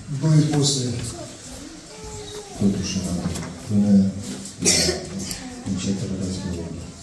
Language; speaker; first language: Romanian; non-native, learner; Russian